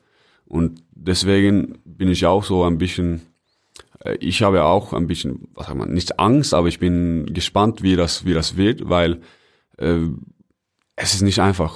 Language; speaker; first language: German; non-native, fluent; Norwegian